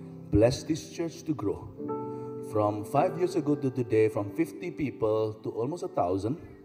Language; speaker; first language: English; non-native, fluent; Indonesian